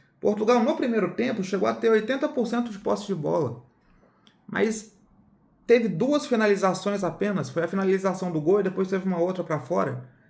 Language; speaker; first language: Portuguese; native; Portuguese